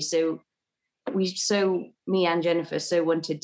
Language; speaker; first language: English; native; English